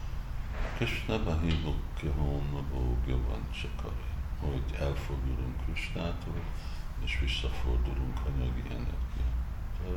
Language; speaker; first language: Hungarian; early bilingual, heritage; Hungarian